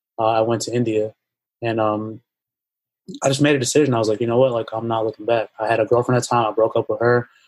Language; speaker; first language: English; native; English